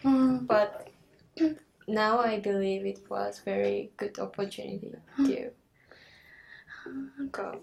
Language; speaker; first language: English; non-native, learner; Japanese